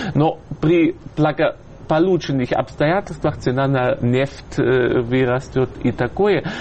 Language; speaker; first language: Russian; non-native, fluent; German